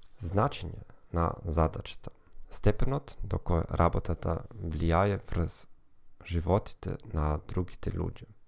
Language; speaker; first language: Macedonian; non-native, learner; German